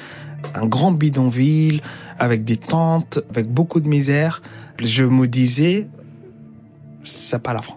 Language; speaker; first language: French; non-native, fluent; Arabic